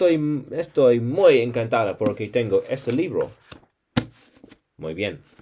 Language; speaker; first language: Spanish; non-native, learner; English